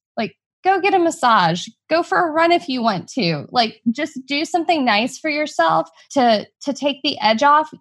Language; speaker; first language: English; native; English